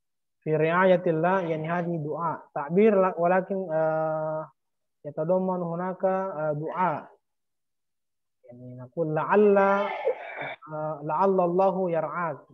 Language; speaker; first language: Arabic; non-native, fluent; Indonesian